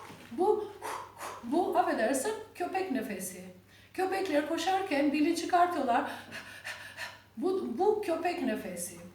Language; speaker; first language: Turkish; non-native, fluent; Albanian